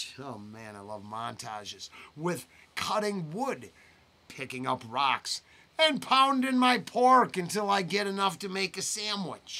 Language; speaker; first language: English; native; English